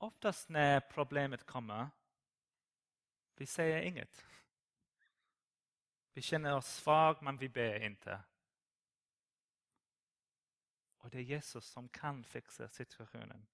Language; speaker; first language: Swedish; non-native, learner; English